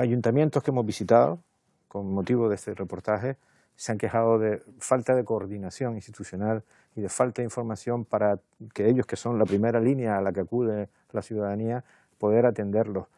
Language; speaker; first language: Spanish; native; Spanish